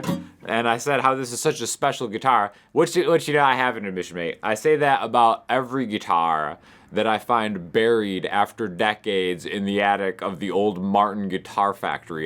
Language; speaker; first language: English; native; English